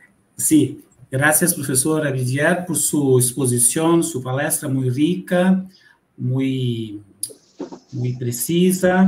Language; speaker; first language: Spanish; non-native, fluent; Portuguese